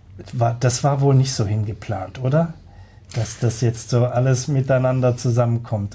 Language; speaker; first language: German; native; German